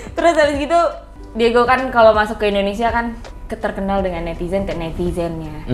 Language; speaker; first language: Indonesian; native; Indonesian